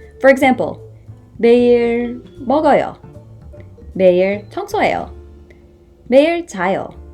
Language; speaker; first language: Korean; non-native, fluent; English